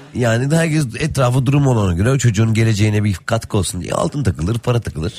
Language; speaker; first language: Turkish; native; Turkish